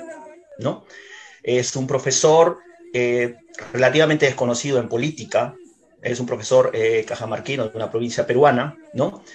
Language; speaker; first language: Spanish; native; Spanish